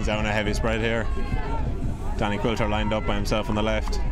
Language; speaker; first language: English; native; English